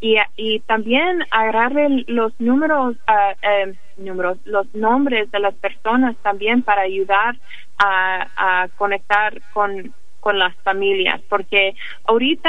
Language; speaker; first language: Spanish; early bilingual, heritage; English